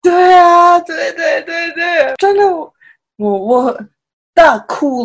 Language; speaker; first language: Chinese; non-native, learner; Japanese